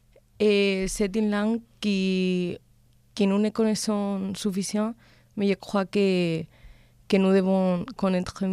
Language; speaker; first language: French; non-native, learner; Spanish